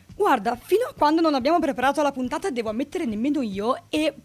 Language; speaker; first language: Italian; native; Italian